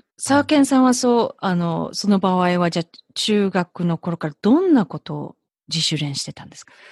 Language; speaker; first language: Japanese; early bilingual, heritage; Japanese